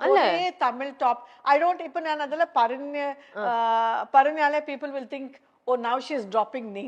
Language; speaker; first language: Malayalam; non-native, local second language; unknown